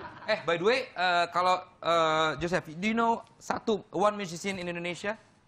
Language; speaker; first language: English; non-native, learner; Indonesian